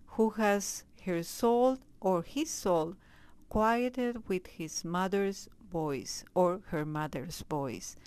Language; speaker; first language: English; non-native, fluent; Spanish